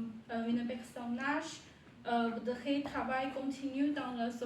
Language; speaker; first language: French; non-native, learner; Chinese